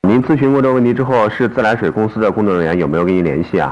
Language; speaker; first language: Chinese; native; Chinese